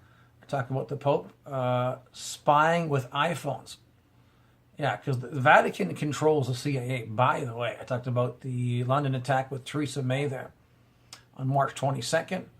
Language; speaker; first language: English; native; English